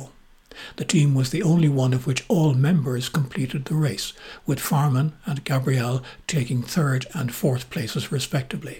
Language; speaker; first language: English; native; English